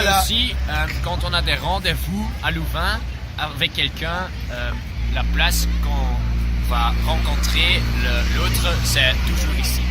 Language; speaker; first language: French; non-native, learner; Dutch